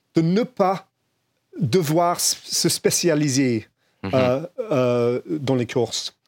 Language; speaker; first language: French; non-native, fluent; English